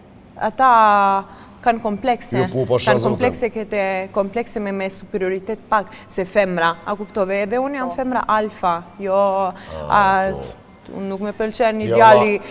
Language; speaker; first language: Albanian; early bilingual, heritage; Albanian